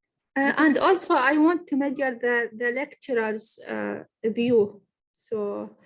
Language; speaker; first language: English; non-native, learner; Arabic